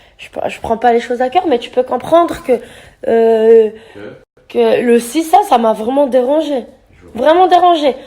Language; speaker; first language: French; native; French